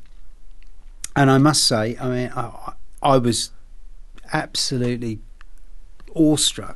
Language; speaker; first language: English; native; English